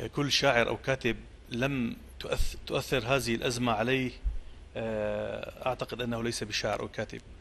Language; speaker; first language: Arabic; native; Arabic